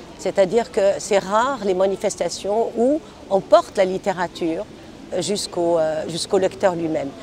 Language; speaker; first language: French; non-native, local second language; Arabic